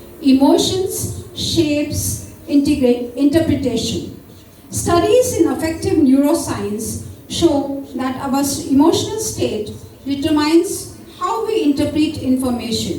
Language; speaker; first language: English; non-native, local second language; Marathi